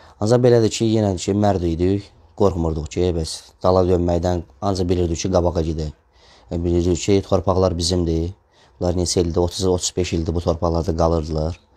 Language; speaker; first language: Azerbaijani; non-native, local second language; Russian